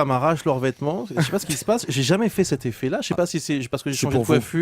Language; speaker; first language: French; native; French